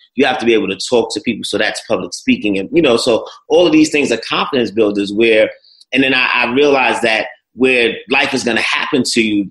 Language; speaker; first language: English; native; English